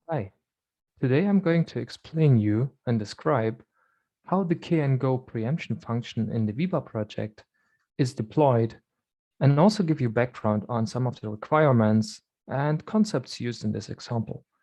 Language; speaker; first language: English; non-native, fluent; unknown